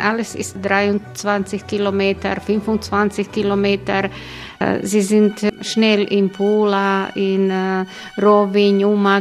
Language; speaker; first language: German; non-native, learner; Croatian